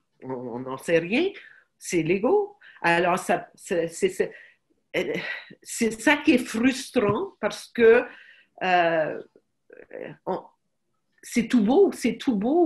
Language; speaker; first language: French; non-native, fluent; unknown